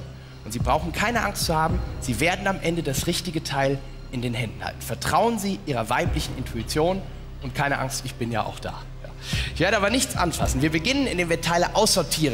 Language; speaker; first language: German; native; German